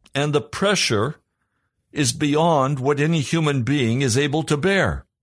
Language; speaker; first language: English; native; English